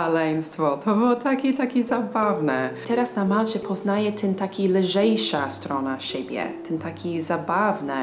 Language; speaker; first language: Polish; non-native, fluent; English